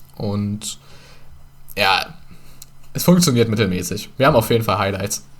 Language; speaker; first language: German; early bilingual, other home language; Turkish